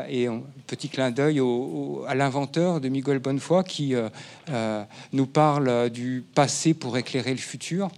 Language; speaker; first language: French; native; French